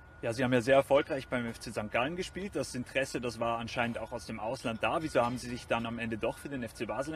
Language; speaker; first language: German; native; German